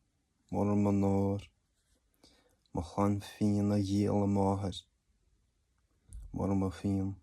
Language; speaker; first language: Irish; non-native, learner; English